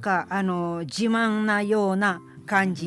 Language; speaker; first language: Japanese; non-native, fluent; Filipino